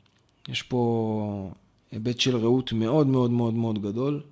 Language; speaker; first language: Hebrew; native; Hebrew